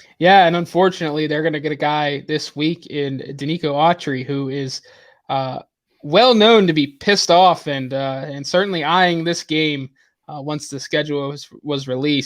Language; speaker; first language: English; native; English